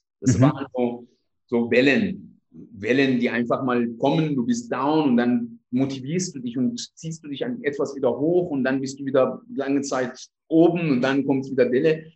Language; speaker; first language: German; non-native, fluent; Persian